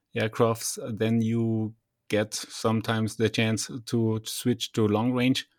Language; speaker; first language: English; non-native, fluent; German